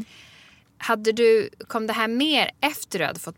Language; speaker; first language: Swedish; native; Swedish